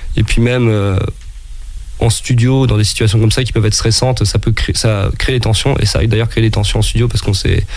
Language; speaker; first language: French; native; French